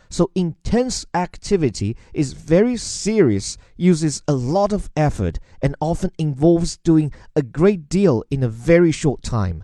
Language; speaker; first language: English; non-native, fluent; Chinese